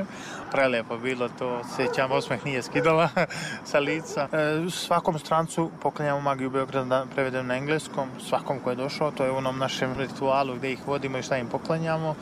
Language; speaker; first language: Serbian; native; Serbian